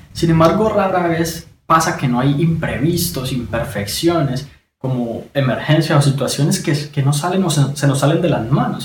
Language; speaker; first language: Spanish; native; Spanish